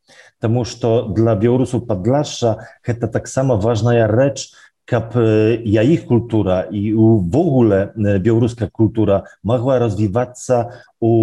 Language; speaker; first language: Belarusian; non-native, local second language; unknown